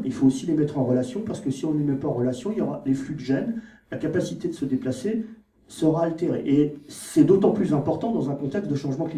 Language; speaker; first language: French; native; French